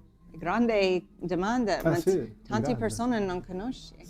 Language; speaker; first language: Italian; non-native, learner; English